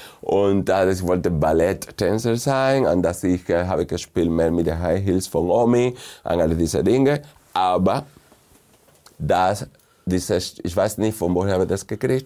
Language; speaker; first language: German; non-native, fluent; Spanish